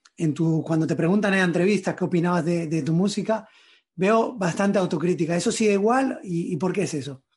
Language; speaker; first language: Spanish; native; Spanish